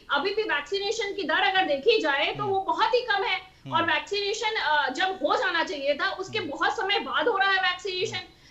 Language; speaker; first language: Hindi; native; Hindi